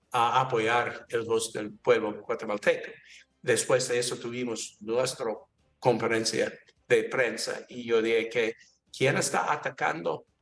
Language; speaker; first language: Spanish; non-native, learner; English